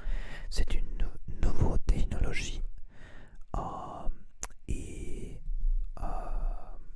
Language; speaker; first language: French; non-native, learner; Spanish